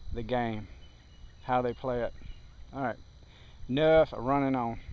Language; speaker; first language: English; native; English